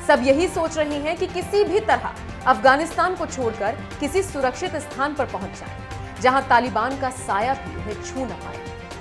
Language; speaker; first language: Hindi; native; Hindi